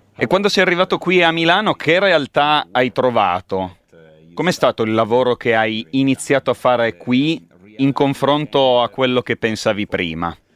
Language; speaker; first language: Italian; native; Italian